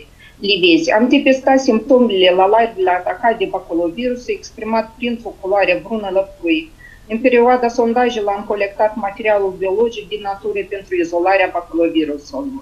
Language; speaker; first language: Romanian; native; Romanian